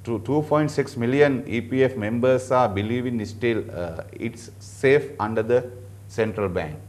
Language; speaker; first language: English; non-native, local second language; Sinhala